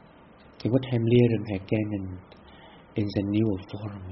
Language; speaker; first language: Dutch; non-native, fluent; Vietnamese